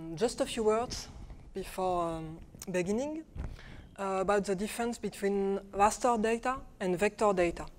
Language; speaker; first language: English; non-native, fluent; French